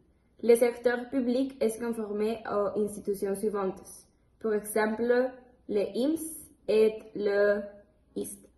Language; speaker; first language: French; non-native, learner; Spanish